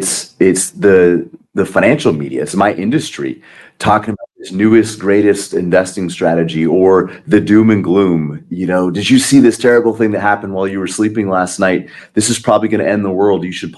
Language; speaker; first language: English; native; English